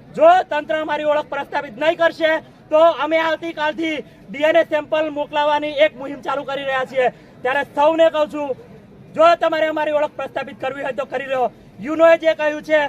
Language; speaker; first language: Gujarati; native; Gujarati